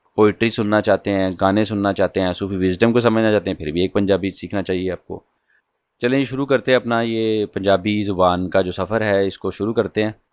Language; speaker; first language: Urdu; non-native, local second language; Punjabi